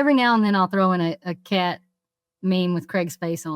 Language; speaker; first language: English; native; English